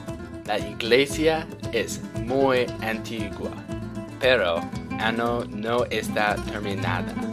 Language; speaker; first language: Spanish; non-native, learner; English